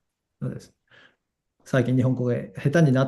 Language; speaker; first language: Japanese; non-native, fluent; English